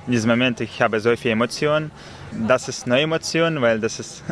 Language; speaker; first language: German; non-native, learner; Russian